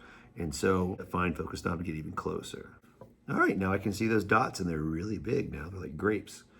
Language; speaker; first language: English; native; English